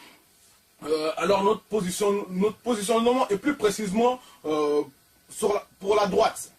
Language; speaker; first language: French; non-native, local second language; Lingala